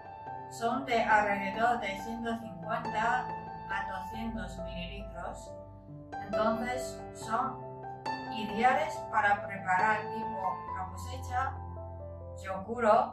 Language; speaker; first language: Spanish; non-native, learner; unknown